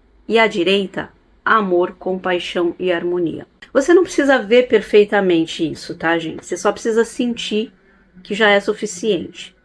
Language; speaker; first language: Portuguese; native; Portuguese